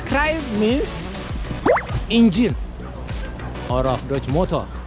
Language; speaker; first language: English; non-native, learner; Amharic